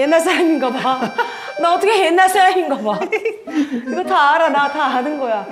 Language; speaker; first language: Korean; native; Korean